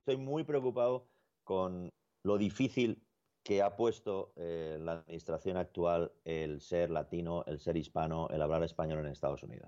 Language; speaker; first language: Spanish; native; Spanish